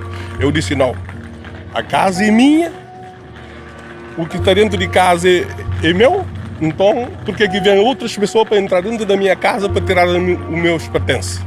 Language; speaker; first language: Portuguese; non-native, local second language; Kabuverdianu